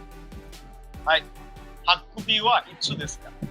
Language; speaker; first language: Japanese; non-native, fluent; Bangla